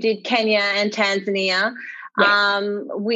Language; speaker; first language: English; native; English